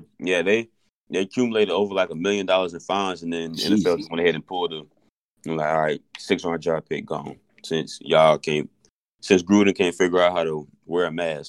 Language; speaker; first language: English; native; English